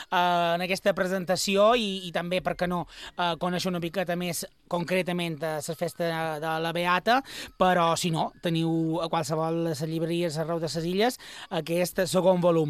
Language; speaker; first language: Catalan; native; Catalan